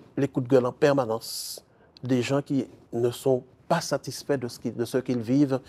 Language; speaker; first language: French; native; French